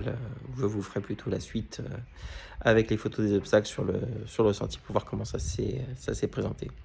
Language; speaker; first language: French; native; French